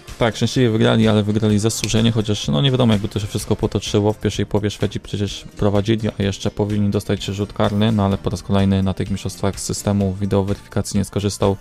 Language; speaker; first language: Polish; native; Polish